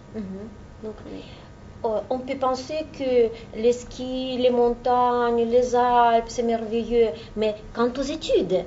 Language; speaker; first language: French; non-native, fluent; Russian